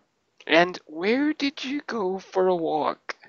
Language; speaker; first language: English; non-native, fluent; Russian